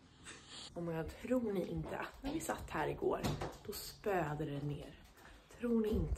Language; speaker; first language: Swedish; native; Swedish